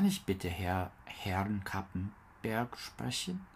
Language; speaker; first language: German; non-native, learner; English